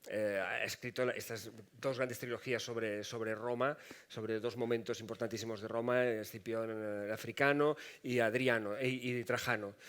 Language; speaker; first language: Spanish; native; Spanish